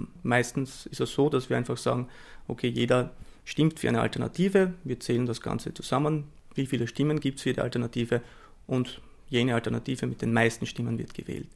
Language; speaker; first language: German; native; German